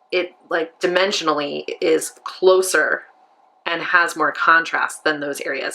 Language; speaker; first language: English; native; English